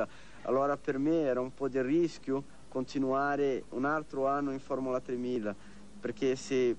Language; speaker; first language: Italian; non-native, fluent; Portuguese